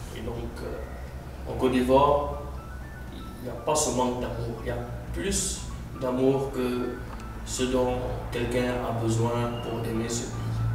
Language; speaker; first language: French; non-native, local second language; Arabic